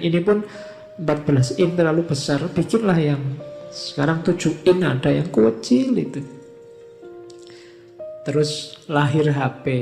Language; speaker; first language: Indonesian; native; Indonesian